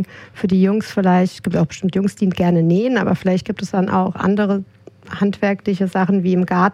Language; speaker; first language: German; native; German